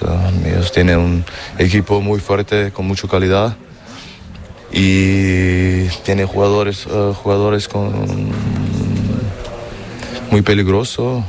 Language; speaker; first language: Spanish; non-native, learner; German